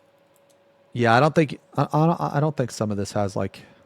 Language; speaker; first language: English; native; English